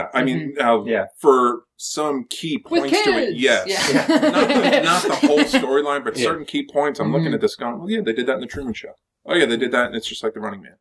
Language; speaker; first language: English; native; English